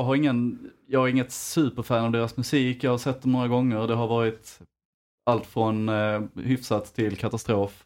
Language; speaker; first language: Swedish; native; Swedish